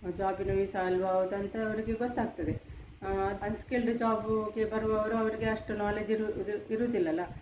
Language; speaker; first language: Kannada; non-native, local second language; Tulu